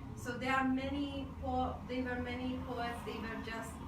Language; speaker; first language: English; non-native, fluent; Czech